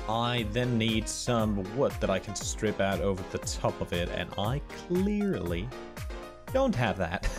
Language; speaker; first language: English; native; English